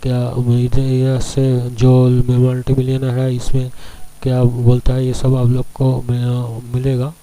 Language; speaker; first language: Hindi; non-native, local second language; Bangla